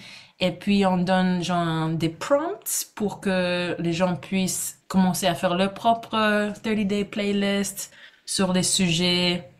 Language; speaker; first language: French; non-native, fluent; English